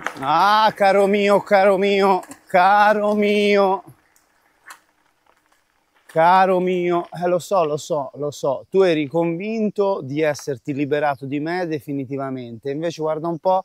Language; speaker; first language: Italian; native; Italian